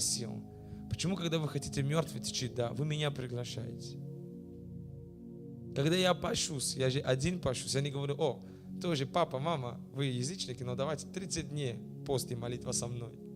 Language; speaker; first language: Russian; non-native, fluent; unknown